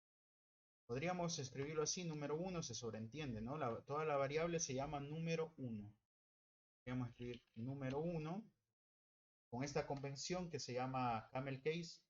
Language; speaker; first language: Spanish; native; Spanish